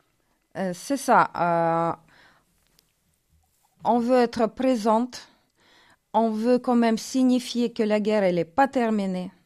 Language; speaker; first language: French; non-native, fluent; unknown